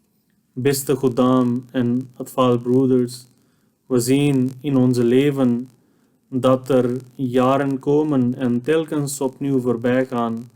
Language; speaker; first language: Dutch; non-native, fluent; Urdu